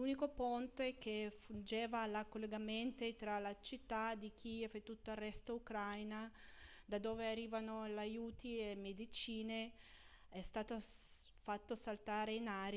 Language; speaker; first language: Italian; non-native, fluent; Ukrainian